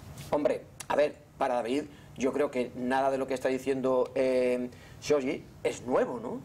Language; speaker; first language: Spanish; native; Spanish